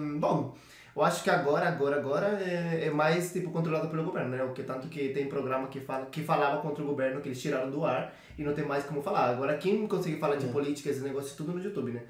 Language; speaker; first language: Portuguese; non-native, fluent; Spanish